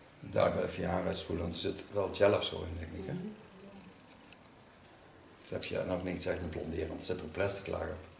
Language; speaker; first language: Dutch; native; Dutch